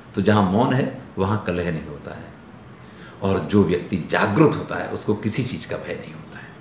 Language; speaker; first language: Hindi; native; Hindi